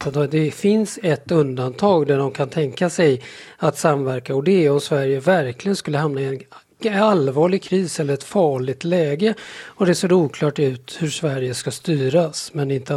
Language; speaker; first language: Swedish; native; Swedish